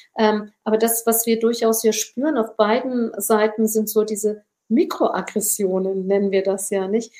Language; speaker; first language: German; early bilingual, other home language; Turkish